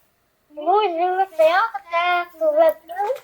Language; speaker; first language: French; native; French